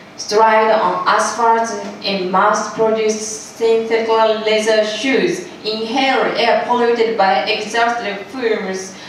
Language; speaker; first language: English; non-native, fluent; Japanese